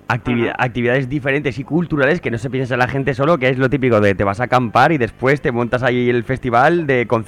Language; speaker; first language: Spanish; native; Spanish